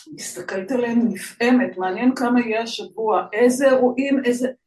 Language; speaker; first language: Hebrew; native; Hebrew